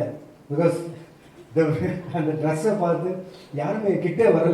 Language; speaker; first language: Tamil; non-native, fluent; Telugu